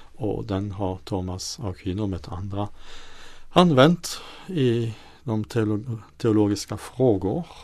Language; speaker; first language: Swedish; non-native, fluent; French